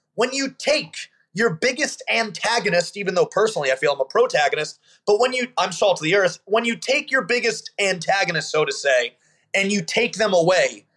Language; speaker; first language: English; native; English